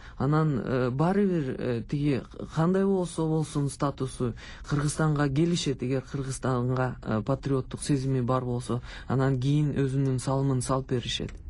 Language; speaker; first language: Kyrgyz; non-native, local second language; Russian